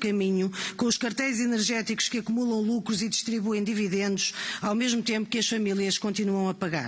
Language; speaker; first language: Portuguese; native; Portuguese